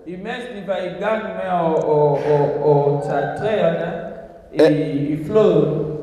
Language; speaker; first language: Danish; non-native, fluent; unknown